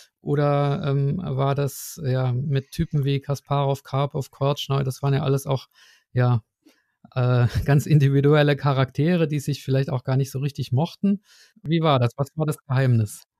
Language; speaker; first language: German; native; German